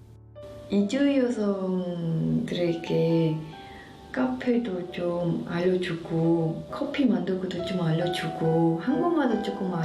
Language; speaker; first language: Korean; non-native, fluent; Khmer